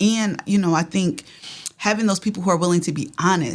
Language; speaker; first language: English; native; English